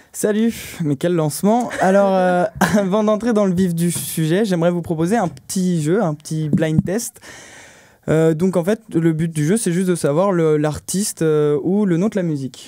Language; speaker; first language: French; native; French